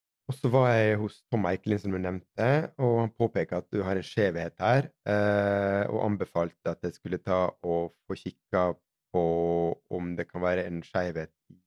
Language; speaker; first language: Norwegian; native; Norwegian